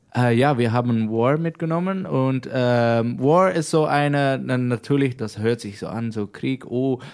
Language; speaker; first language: German; non-native, learner; Dutch